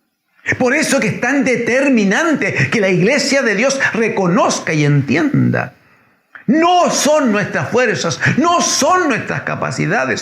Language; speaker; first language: Spanish; native; Spanish